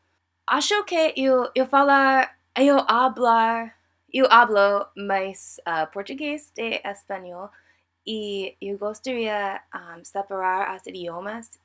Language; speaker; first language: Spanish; non-native, learner; English